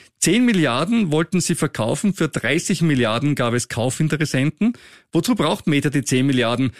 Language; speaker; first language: German; native; German